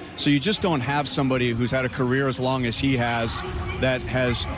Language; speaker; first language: English; native; English